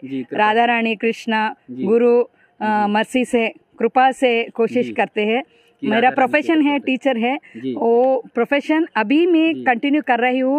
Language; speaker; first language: Hindi; non-native, local second language; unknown